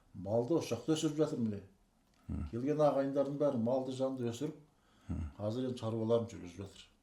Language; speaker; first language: Kazakh; early bilingual, heritage; Kazakh